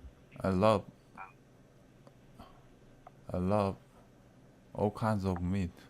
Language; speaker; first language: English; non-native, learner; Korean